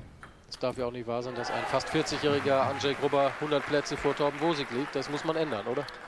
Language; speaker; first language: German; native; German